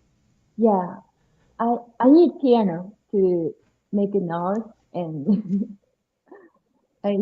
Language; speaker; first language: English; non-native, learner; Japanese